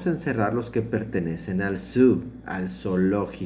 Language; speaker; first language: Spanish; native; Spanish